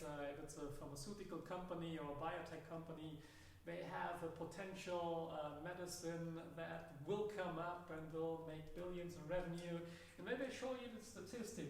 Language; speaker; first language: English; non-native, fluent; German